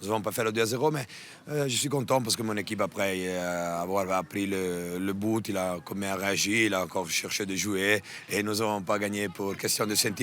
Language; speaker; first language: French; non-native, local second language; Italian